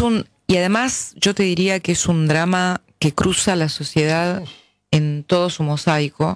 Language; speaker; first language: Spanish; native; Spanish